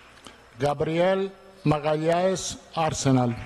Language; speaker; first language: Portuguese; non-native, learner; Italian